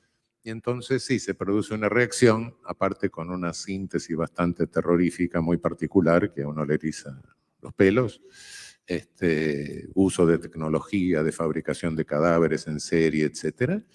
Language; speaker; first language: Spanish; native; Spanish